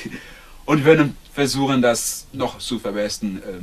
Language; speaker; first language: German; non-native, fluent; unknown